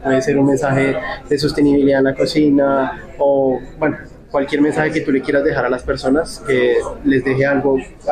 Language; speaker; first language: Spanish; native; Spanish